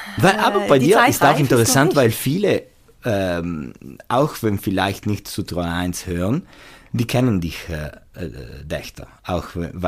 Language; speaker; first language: German; non-native, local second language; Italian